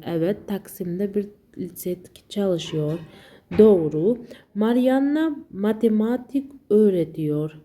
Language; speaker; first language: Turkish; non-native, learner; Uzbek